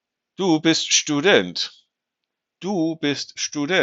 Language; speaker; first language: German; non-native, fluent; English